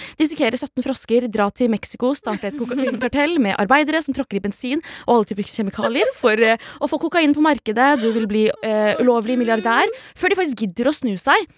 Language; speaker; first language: Norwegian; early bilingual, other home language; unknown